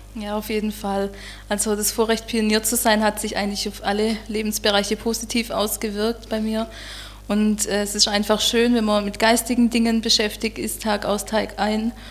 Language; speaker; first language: German; native; German